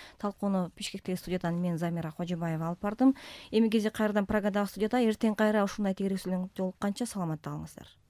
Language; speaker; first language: Kyrgyz; native; Kyrgyz